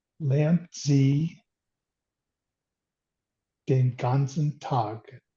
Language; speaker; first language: German; non-native, learner; English